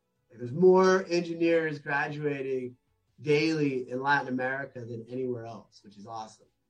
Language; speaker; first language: English; native; English